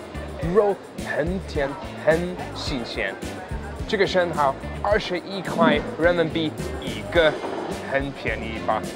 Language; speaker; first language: Chinese; non-native, fluent; German